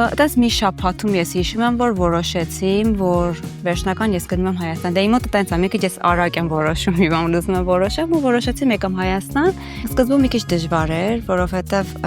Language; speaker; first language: Armenian; early bilingual, heritage; Armenian